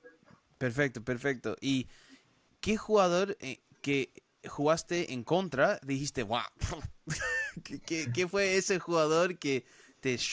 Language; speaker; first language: Spanish; early bilingual, heritage; Spanish